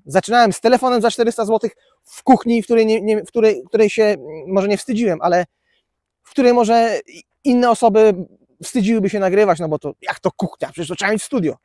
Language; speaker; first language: Polish; native; Polish